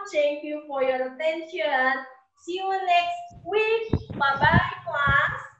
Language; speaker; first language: English; non-native, learner; Indonesian